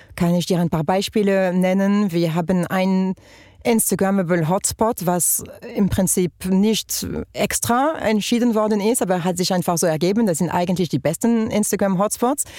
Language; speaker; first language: German; non-native, fluent; French